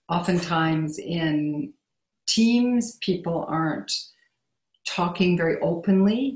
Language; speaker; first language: English; native; English